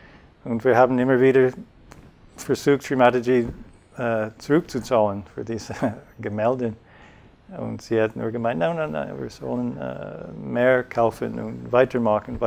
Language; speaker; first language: German; non-native, fluent; English